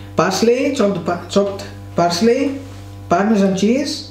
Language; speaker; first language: English; non-native, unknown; Greek